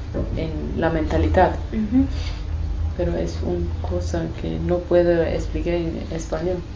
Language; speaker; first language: Spanish; non-native, learner; Kurdish